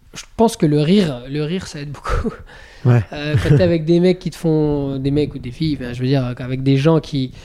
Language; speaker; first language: French; native; French